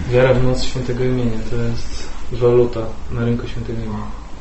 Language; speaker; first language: Polish; native; Polish